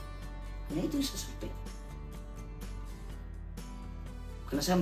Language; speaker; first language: Indonesian; native; Indonesian